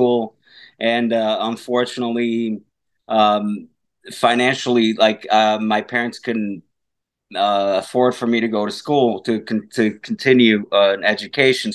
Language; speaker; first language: English; non-native, fluent; Portuguese